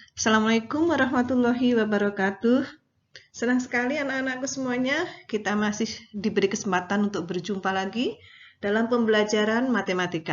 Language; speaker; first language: Indonesian; native; Indonesian